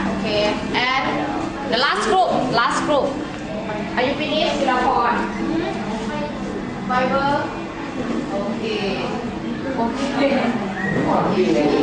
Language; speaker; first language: English; non-native, learner; Thai